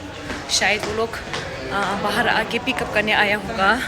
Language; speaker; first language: Hindi; non-native, local second language; Tibetan